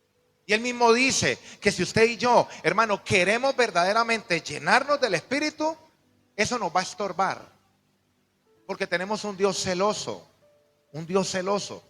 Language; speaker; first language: Spanish; native; Spanish